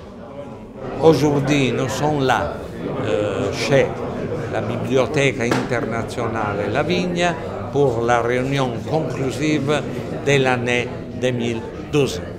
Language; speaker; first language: French; non-native, fluent; Italian